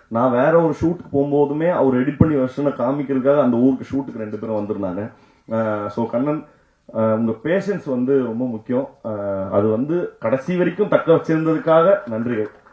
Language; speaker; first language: Tamil; native; Tamil